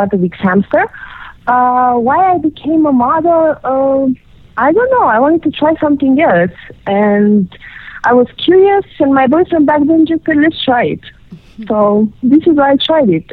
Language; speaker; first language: English; non-native, fluent; Romanian